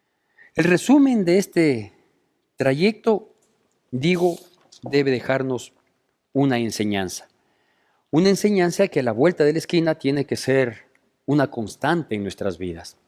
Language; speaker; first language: Spanish; native; Spanish